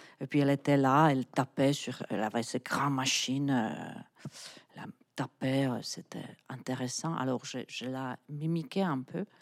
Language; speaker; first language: French; non-native, fluent; Czech